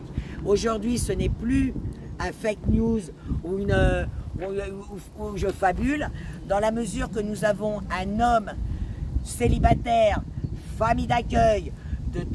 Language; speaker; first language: French; native; French